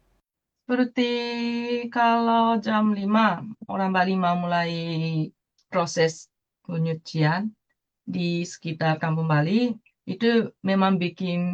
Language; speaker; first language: Indonesian; non-native, fluent; Japanese